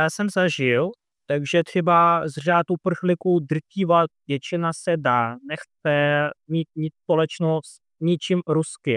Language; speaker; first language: Czech; non-native, fluent; Russian